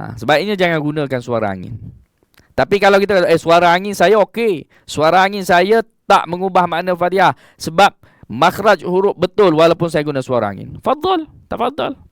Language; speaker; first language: Malay; native; Malay